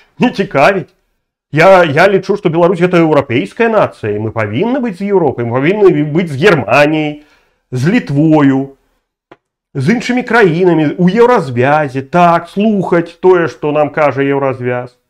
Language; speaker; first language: Belarusian; non-native, local second language; Russian